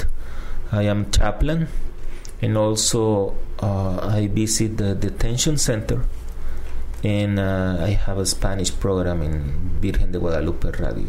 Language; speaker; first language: English; non-native, fluent; Spanish